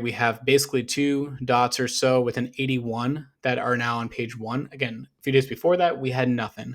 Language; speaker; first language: English; native; English